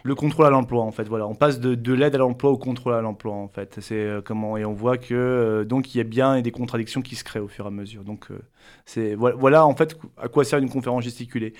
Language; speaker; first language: French; native; French